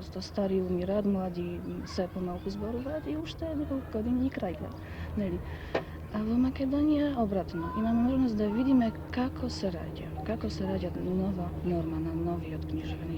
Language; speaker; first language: Macedonian; non-native, fluent; Polish